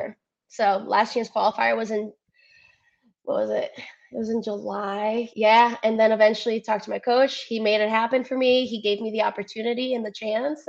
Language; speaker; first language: English; early bilingual, other home language; Spanish